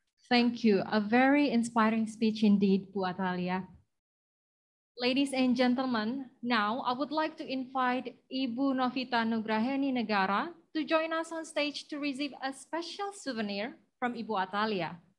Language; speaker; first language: English; non-native, fluent; Indonesian